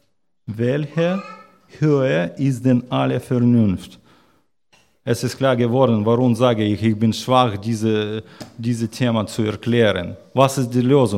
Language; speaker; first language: German; non-native, learner; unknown